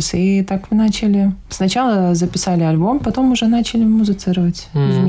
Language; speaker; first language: Russian; native; Russian